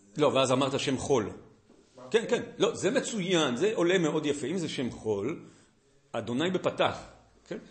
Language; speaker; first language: Hebrew; native; Hebrew